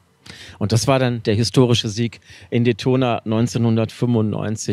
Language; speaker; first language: German; native; German